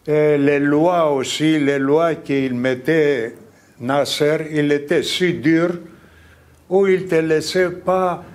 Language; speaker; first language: French; non-native, fluent; Greek